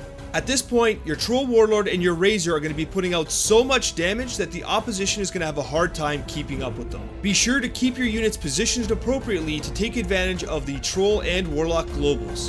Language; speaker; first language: English; native; English